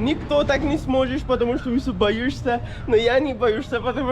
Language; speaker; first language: Russian; non-native, learner; Pashto